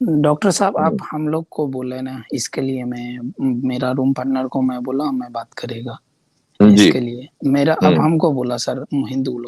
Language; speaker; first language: Hindi; non-native, local second language; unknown